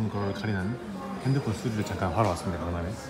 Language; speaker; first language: Korean; native; Korean